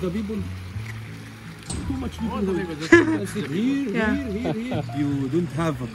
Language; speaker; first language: English; non-native, learner; Arabic